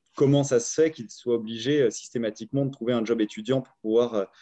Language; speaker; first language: French; native; French